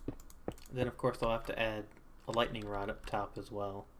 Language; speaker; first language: English; native; English